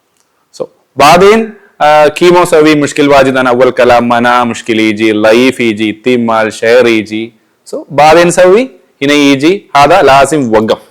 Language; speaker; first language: Arabic; non-native, learner; Malayalam